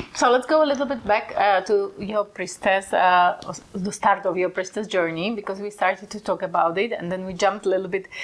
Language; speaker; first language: English; non-native, fluent; Slovak